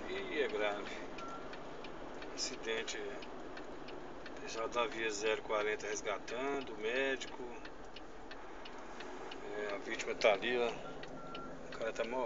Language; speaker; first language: Portuguese; native; Portuguese